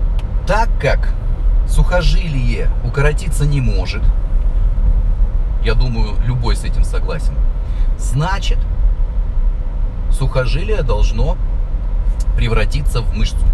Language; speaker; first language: Russian; native; Russian